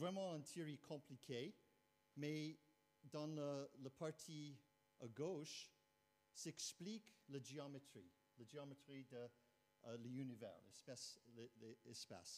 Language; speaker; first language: French; non-native, fluent; English